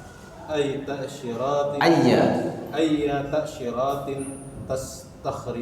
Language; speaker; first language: Arabic; non-native, learner; Indonesian